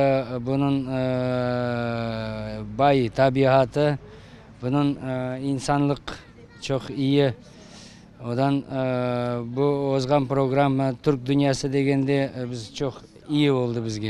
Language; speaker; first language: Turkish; non-native, learner; Kazakh